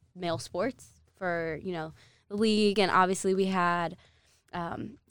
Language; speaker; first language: English; native; English